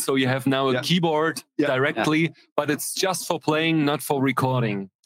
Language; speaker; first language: English; non-native, fluent; German